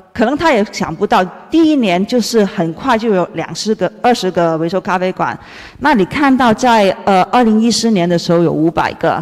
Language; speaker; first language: Chinese; non-native, fluent; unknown